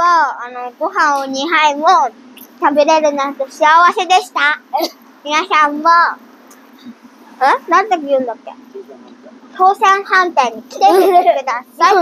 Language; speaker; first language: Japanese; early bilingual, heritage; Japanese